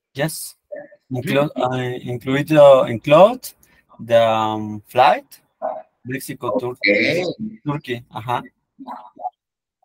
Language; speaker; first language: English; non-native, learner; Spanish